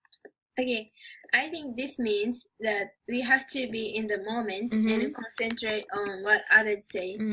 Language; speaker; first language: English; non-native, learner; Japanese